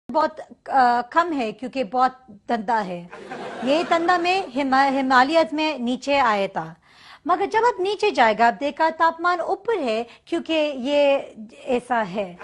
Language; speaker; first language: Hindi; early bilingual, heritage; English